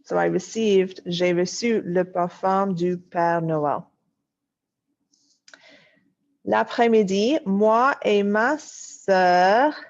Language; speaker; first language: French; non-native, fluent; English